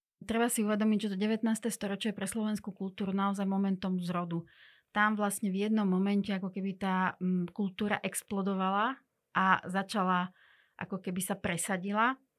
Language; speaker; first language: Slovak; non-native, local second language; Hungarian